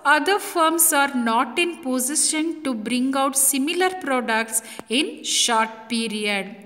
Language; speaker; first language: English; non-native, local second language; Kannada